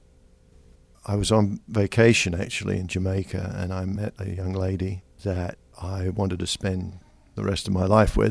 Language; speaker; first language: English; native; English